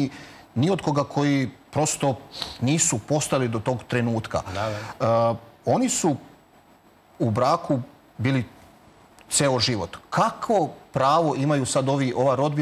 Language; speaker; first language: Serbian; native; Serbian